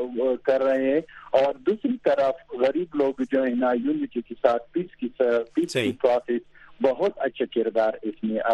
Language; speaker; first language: Hindi; non-native, fluent; Pashto